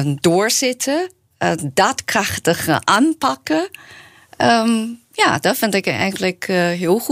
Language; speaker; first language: Dutch; non-native, learner; Chinese